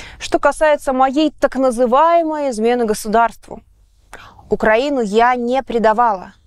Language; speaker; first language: Russian; native; Russian